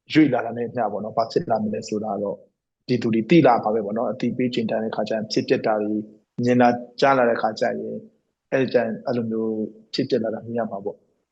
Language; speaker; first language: Burmese; non-native, local second language; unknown